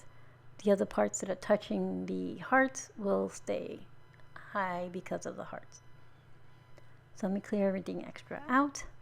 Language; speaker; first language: English; native; English